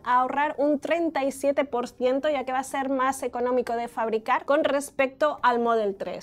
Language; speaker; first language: Spanish; native; Spanish